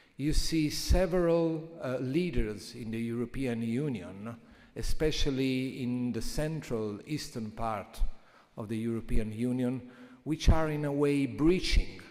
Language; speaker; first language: English; non-native, fluent; Italian